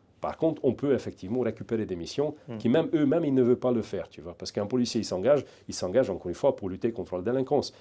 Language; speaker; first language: French; non-native, fluent; Hungarian